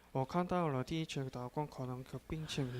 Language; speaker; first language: Chinese; non-native, learner; Korean